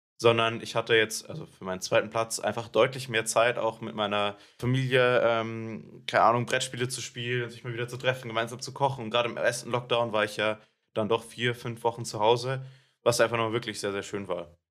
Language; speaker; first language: German; native; German